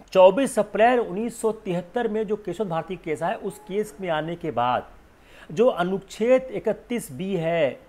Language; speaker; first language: Hindi; native; Hindi